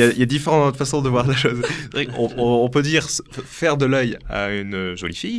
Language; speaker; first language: French; native; French